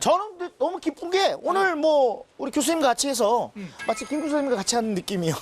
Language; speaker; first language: Korean; native; Korean